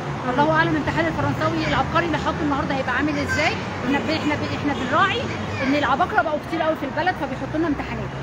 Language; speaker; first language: Arabic; native; Arabic